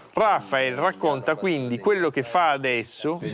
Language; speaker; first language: Italian; native; Italian